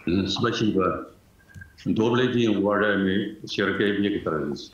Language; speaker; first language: Russian; non-native, fluent; Chinese